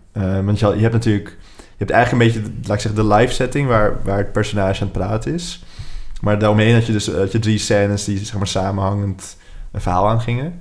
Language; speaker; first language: Dutch; native; Dutch